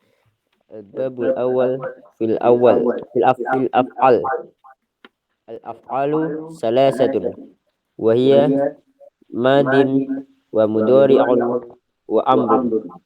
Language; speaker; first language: Arabic; non-native, learner; Indonesian